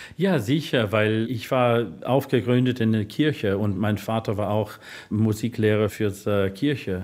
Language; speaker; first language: German; non-native, learner; English